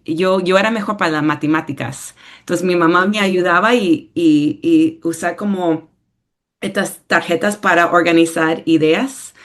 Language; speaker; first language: Spanish; early bilingual, heritage; English